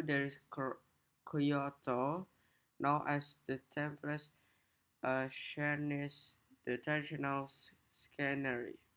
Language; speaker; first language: English; non-native, learner; Indonesian